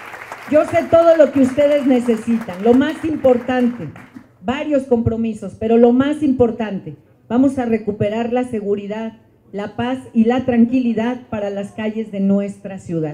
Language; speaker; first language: Spanish; native; Spanish